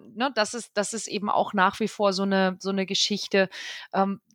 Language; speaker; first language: German; native; German